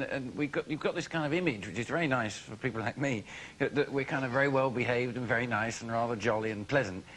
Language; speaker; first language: English; native; English